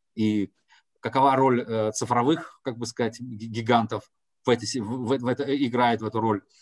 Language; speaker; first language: Russian; non-native, local second language; Tajik